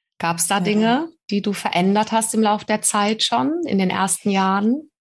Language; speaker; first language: German; early bilingual, other home language; Czech